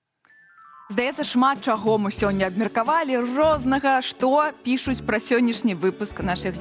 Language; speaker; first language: Belarusian; native; Belarusian